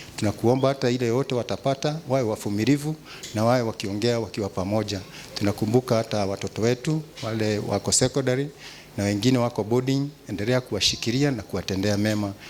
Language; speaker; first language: Swahili; non-native, local second language; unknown